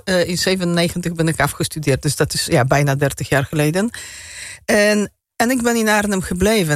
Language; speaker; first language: Dutch; non-native, fluent; Polish